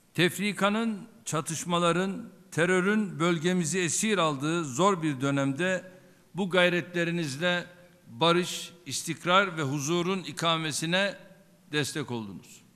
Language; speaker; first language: Turkish; native; Turkish